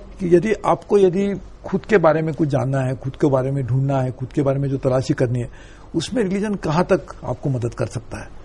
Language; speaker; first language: Hindi; native; Hindi